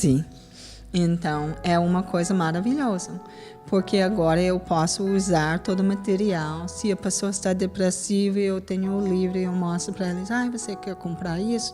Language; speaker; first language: Portuguese; non-native, fluent; English